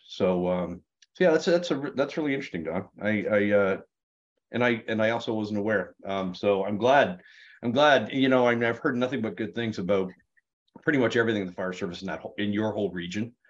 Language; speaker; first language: English; native; English